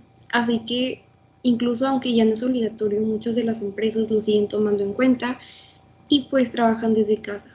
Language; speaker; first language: Spanish; native; Spanish